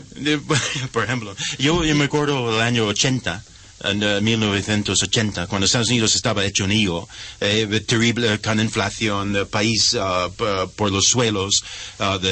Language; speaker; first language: Spanish; non-native, fluent; English